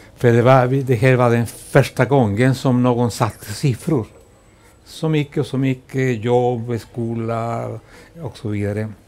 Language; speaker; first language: Swedish; non-native, fluent; Spanish